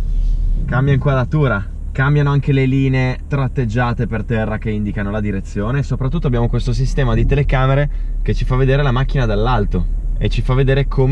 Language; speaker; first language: Italian; native; Italian